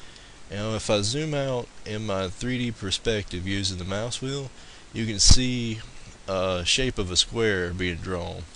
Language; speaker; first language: English; native; English